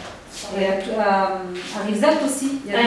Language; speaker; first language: French; native; French